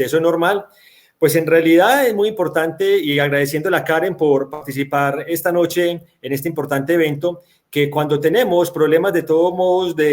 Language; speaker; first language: Spanish; native; Spanish